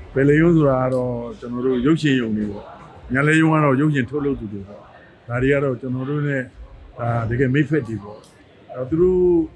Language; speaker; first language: Burmese; native; Burmese